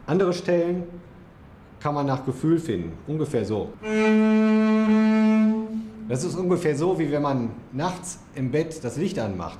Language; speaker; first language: German; native; German